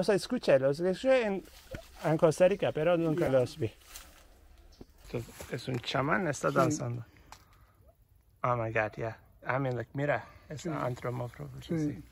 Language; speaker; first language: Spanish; non-native, learner; Turkish